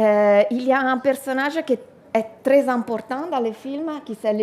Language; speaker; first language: French; non-native, learner; Italian